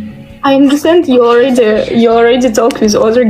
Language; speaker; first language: English; non-native, learner; Russian